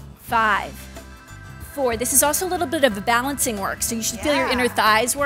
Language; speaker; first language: English; native; English